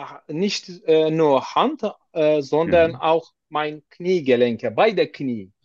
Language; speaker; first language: German; non-native, learner; Turkish